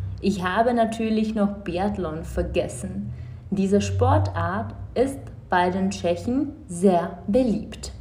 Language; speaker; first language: German; non-native, fluent; Czech